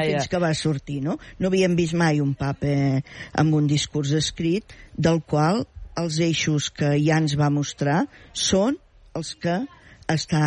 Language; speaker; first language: Catalan; native; Catalan